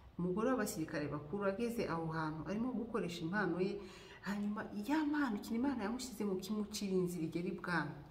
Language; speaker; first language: Kinyarwanda; native; Kinyarwanda